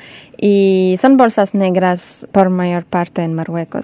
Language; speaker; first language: Spanish; non-native, fluent; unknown